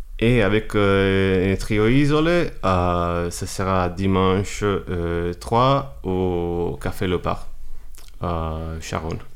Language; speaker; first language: French; non-native, fluent; Italian